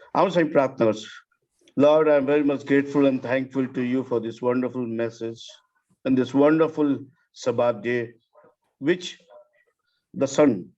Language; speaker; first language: English; non-native, local second language; Nepali